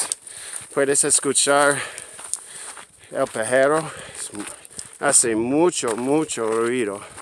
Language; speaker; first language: Spanish; non-native, learner; English